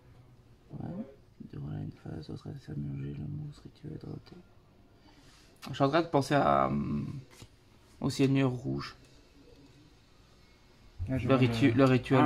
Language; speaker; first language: French; native; French